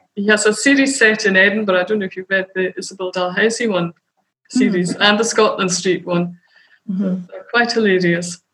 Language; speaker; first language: English; native; English